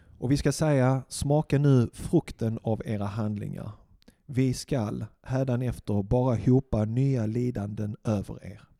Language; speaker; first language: Swedish; early bilingual, other home language; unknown